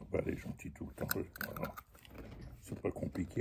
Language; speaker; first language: French; native; French